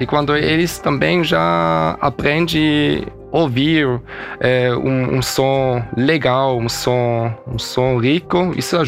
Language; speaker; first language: Portuguese; early bilingual, heritage; German